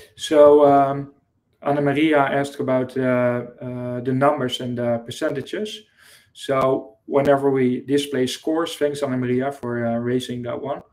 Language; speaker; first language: English; non-native, fluent; Dutch